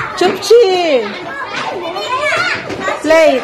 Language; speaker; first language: Korean; non-native, fluent; Filipino